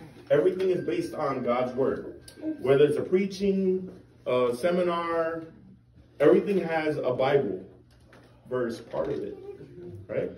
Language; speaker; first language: English; native; English